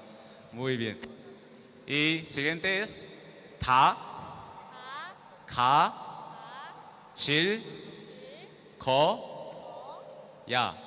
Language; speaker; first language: Spanish; non-native, learner; Korean